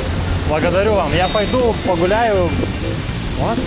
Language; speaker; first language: Russian; non-native, learner; Lithuanian